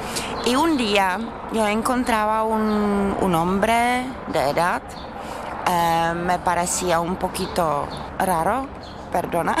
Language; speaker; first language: Spanish; non-native, fluent; Czech